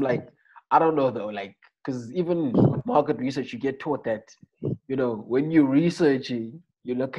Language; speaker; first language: English; non-native, local second language; Xhosa